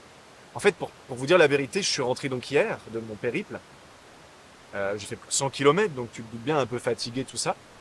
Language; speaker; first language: French; native; French